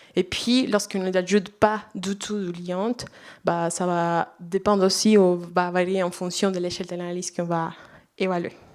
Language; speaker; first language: French; non-native, fluent; Spanish